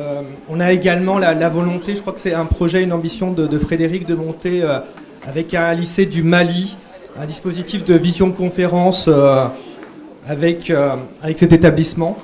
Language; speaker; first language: French; native; French